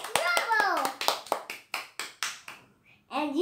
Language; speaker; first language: English; non-native, learner; Vietnamese